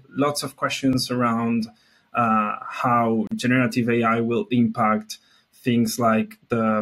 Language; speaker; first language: English; non-native, fluent; Spanish